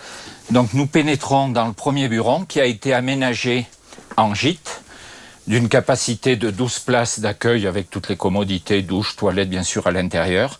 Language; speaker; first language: French; native; French